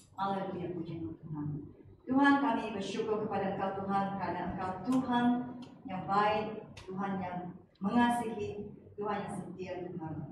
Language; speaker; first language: Malay; non-native, local second language; Chinese